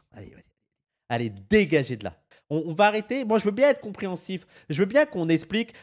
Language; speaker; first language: French; native; French